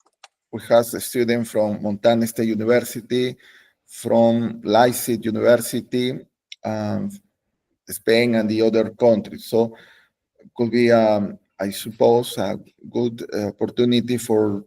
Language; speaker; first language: English; non-native, learner; Spanish